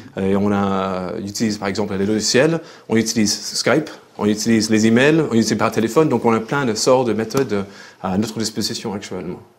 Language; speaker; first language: French; non-native, fluent; English